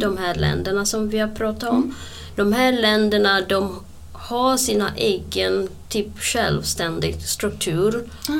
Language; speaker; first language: Swedish; non-native, fluent; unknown